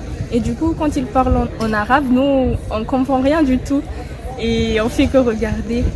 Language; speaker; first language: French; non-native, local second language; Malagasy